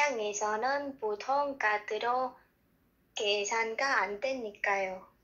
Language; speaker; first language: Korean; non-native, learner; Vietnamese